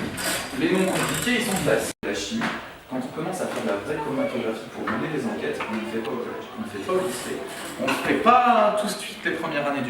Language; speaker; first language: French; native; French